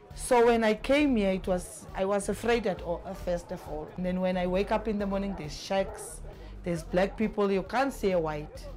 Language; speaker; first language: English; non-native, local second language; Afrikaans